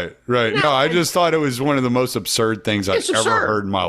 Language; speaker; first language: English; native; English